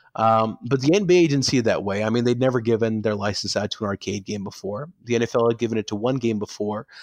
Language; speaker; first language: English; native; English